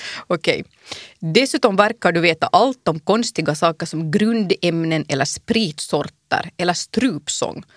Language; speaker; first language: Swedish; native; Swedish